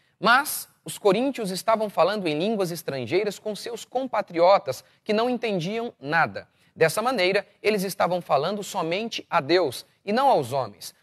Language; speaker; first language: Portuguese; native; Portuguese